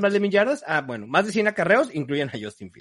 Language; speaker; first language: Spanish; native; Spanish